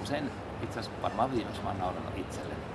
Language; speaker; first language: Finnish; native; Finnish